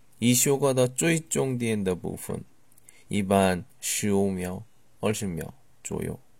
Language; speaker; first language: Chinese; non-native, learner; Korean